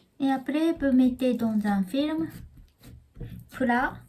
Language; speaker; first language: French; non-native, learner; Japanese